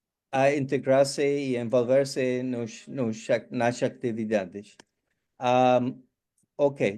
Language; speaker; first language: Portuguese; non-native, fluent; English